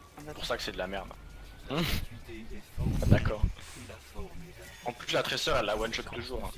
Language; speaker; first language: French; native; French